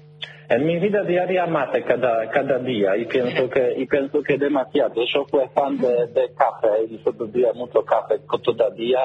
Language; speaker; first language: Spanish; non-native, learner; Polish